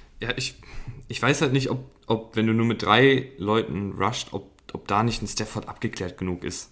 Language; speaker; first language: German; native; German